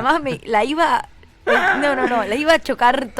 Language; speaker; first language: Spanish; native; Spanish